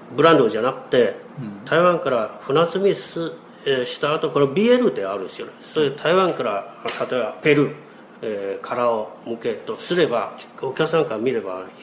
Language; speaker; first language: Japanese; non-native, fluent; Chinese